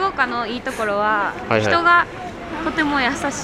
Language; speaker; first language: Japanese; early bilingual, other home language; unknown